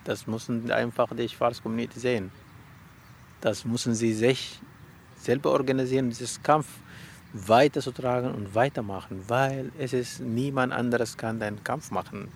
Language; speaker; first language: German; non-native, learner; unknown